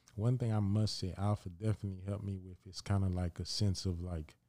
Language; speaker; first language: English; early bilingual, other home language; Haitian Creole